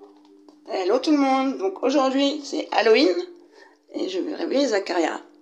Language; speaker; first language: French; native; French